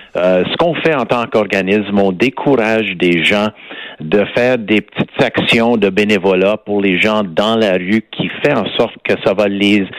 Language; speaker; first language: French; non-native, fluent; English